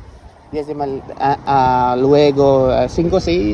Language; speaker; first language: Spanish; non-native, learner; Filipino